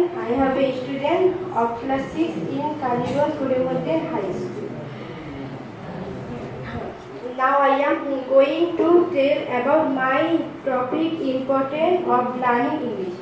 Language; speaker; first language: English; non-native, learner; Bangla